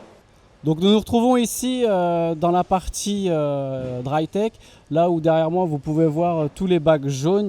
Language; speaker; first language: French; native; French